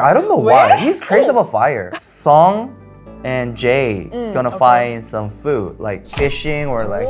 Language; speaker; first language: English; non-native, learner; Korean